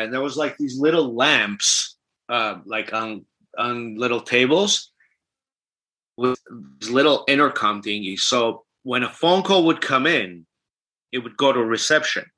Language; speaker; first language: English; non-native, fluent; Armenian